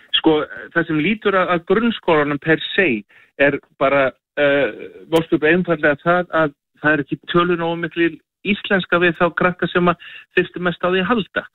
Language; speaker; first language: Icelandic; native; Icelandic